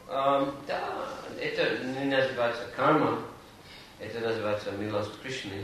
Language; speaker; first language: Russian; non-native, fluent; English